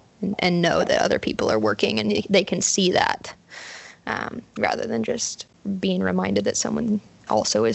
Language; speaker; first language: English; native; English